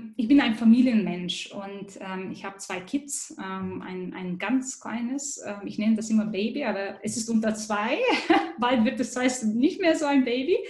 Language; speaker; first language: German; non-native, fluent; Bulgarian